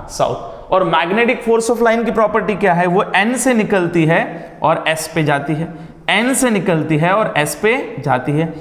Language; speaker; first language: Hindi; non-native, local second language; Marathi